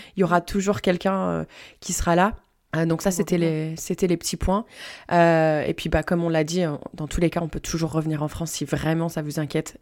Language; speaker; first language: French; native; French